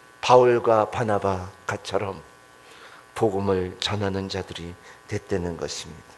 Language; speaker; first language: Korean; non-native, fluent; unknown